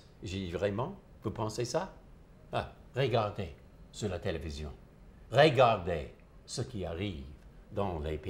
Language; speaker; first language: French; non-native, fluent; English